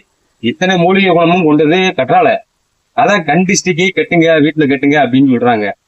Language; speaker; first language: Tamil; native; Tamil